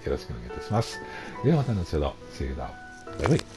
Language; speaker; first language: Japanese; native; Japanese